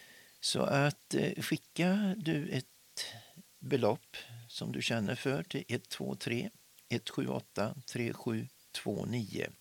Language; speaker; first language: Swedish; native; Swedish